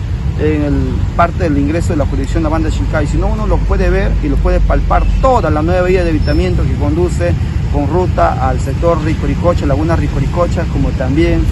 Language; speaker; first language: Spanish; native; Spanish